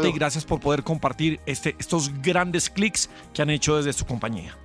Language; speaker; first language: Spanish; native; Spanish